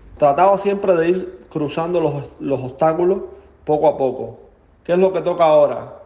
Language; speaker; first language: Spanish; native; Spanish